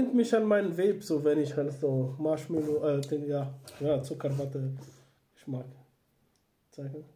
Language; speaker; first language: German; non-native, learner; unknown